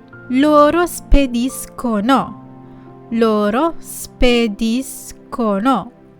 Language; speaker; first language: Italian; non-native, fluent; Sinhala